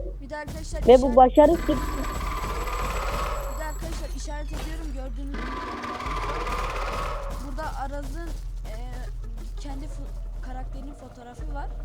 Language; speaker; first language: Turkish; native; Turkish